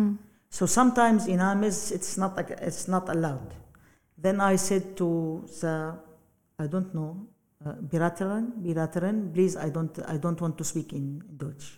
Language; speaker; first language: English; non-native, learner; Arabic